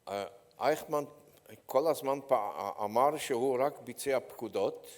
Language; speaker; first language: Hebrew; non-native, fluent; Polish